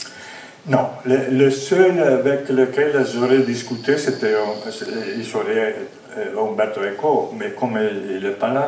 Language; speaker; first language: French; non-native, fluent; Italian